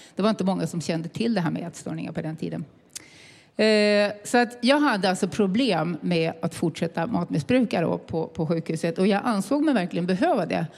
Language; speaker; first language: Swedish; native; Swedish